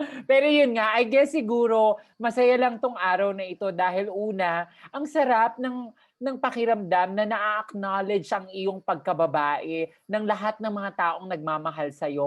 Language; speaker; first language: Filipino; native; Filipino